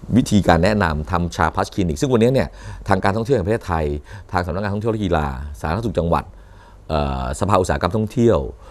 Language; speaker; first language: Thai; native; Thai